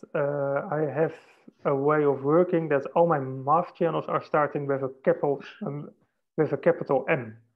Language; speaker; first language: English; non-native, fluent; Dutch